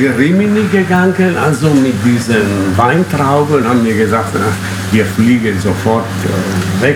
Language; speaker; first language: German; non-native, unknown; Italian